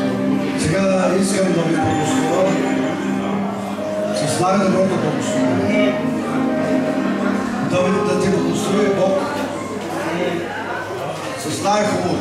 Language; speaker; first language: Bulgarian; non-native, fluent; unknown